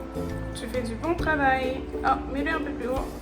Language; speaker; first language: French; native; French